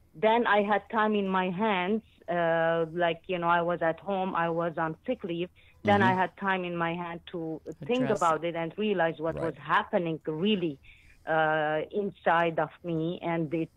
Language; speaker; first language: English; non-native, fluent; Arabic